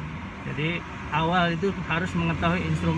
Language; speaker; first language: Indonesian; native; Indonesian